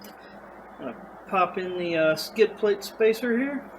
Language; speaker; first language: English; native; English